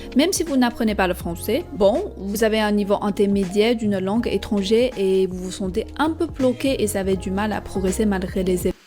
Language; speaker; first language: French; non-native, fluent; Chinese